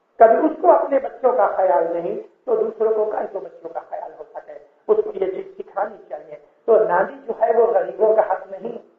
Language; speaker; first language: Urdu; non-native, local second language; Gujarati